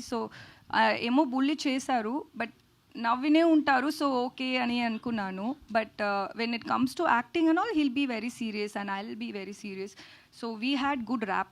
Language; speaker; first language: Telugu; non-native, local second language; Tamil